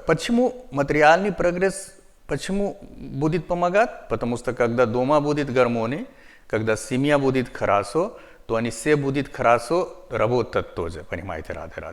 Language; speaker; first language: Russian; non-native, learner; Hindi